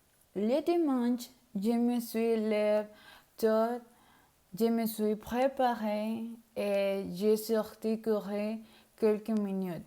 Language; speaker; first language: French; non-native, learner; Spanish